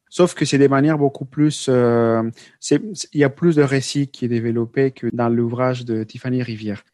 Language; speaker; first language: French; non-native, fluent; Spanish